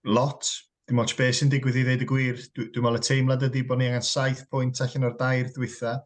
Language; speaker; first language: Welsh; native; Welsh